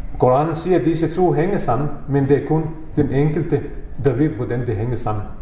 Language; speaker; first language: Danish; non-native, fluent; Bosnian